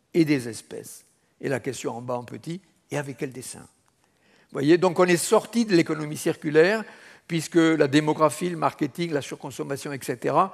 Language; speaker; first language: French; native; French